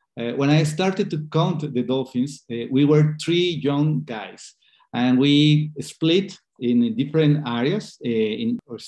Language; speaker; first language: English; non-native, fluent; Spanish